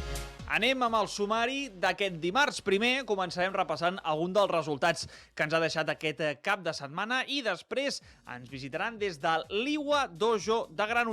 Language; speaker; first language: Catalan; native; Catalan